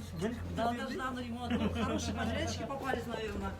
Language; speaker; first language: Russian; non-native, local second language; Kazakh